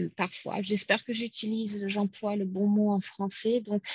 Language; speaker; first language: French; non-native, fluent; English